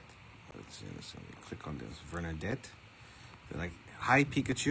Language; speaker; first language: English; native; English